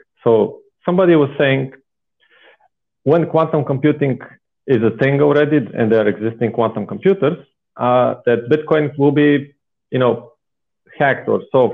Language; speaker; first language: English; non-native, fluent; Bulgarian